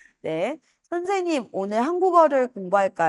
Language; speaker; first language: Korean; non-native, fluent; Spanish